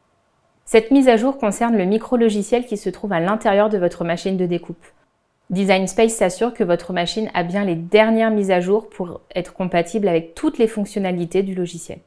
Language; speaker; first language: French; native; French